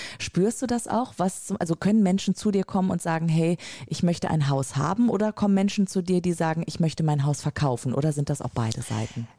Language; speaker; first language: German; native; German